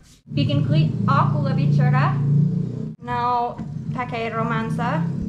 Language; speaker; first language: Indonesian; non-native, learner; English